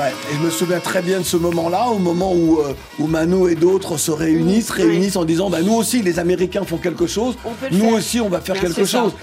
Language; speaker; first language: French; native; French